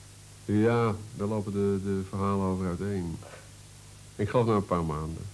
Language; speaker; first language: Dutch; native; Dutch